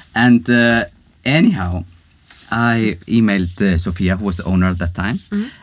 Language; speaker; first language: English; non-native, fluent; Icelandic